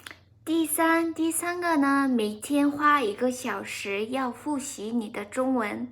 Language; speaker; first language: Chinese; non-native, fluent; Mongolian